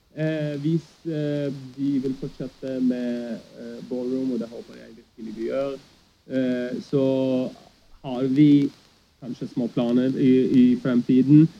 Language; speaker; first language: Norwegian; early bilingual, other home language; Arabic